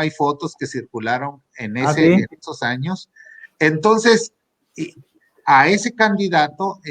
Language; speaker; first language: Spanish; native; Spanish